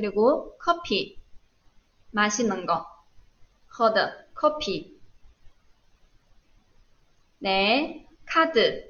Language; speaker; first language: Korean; non-native, fluent; Chinese